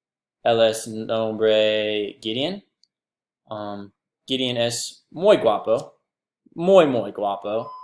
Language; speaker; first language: Spanish; non-native, learner; English